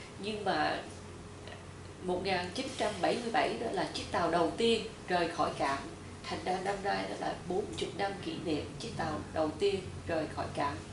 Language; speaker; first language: Vietnamese; early bilingual, heritage; Vietnamese